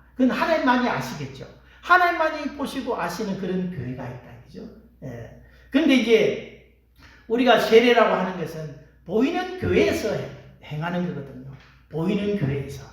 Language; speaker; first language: Korean; native; Korean